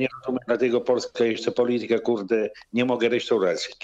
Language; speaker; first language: Polish; non-native, learner; Italian